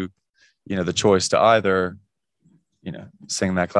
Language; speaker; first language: English; native; English